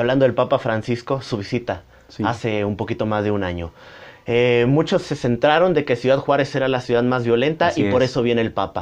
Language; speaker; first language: Spanish; native; Spanish